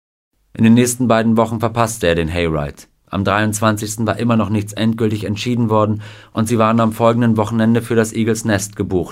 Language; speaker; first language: German; native; German